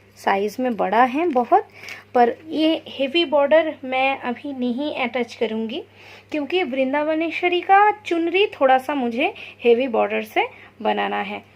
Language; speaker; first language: Hindi; non-native, local second language; Bangla